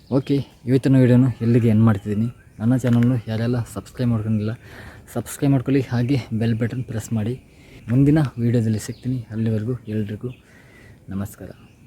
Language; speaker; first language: Kannada; non-native, local second language; Tulu